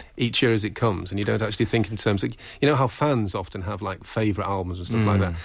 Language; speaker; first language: English; native; English